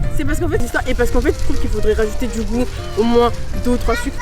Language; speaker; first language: French; native; French